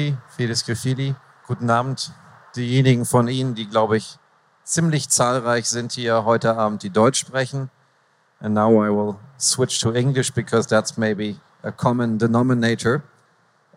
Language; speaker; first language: English; non-native, fluent; German